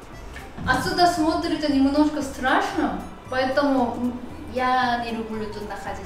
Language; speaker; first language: Russian; non-native, fluent; Korean